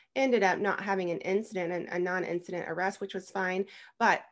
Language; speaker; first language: English; native; English